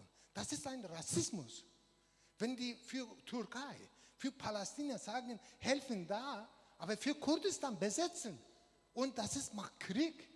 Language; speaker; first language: German; non-native, learner; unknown